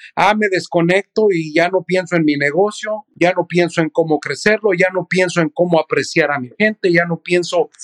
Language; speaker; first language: Spanish; native; Spanish